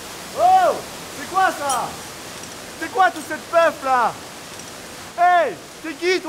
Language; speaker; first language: French; native; French